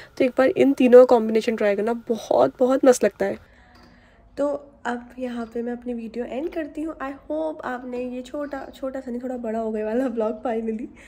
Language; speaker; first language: Hindi; native; Hindi